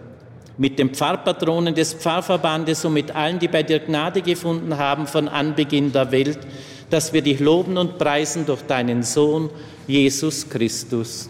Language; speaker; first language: German; native; German